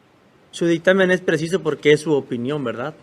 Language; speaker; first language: Spanish; native; Spanish